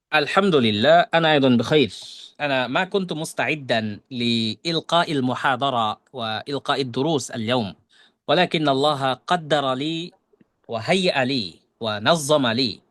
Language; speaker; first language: Arabic; non-native, fluent; Bangla